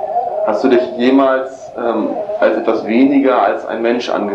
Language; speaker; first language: German; native; German